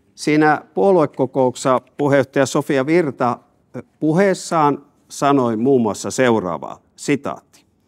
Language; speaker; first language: Finnish; native; Finnish